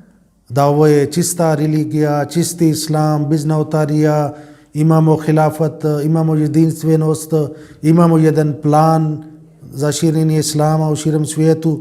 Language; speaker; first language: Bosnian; non-native, learner; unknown